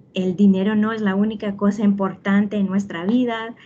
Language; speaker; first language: Spanish; early bilingual, heritage; Spanish